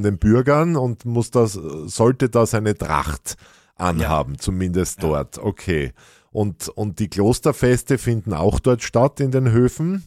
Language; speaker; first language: German; native; German